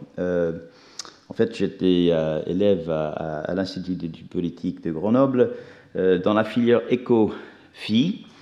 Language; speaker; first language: French; non-native, fluent; English